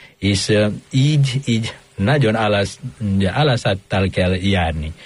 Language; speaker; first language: Hungarian; non-native, fluent; Indonesian